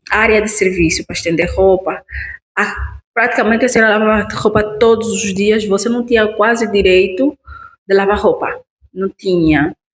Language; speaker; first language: Portuguese; native; Portuguese